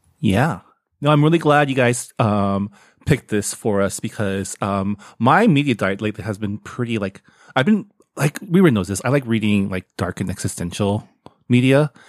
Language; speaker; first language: English; native; English